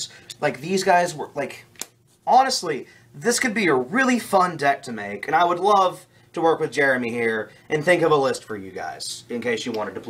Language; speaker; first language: English; native; English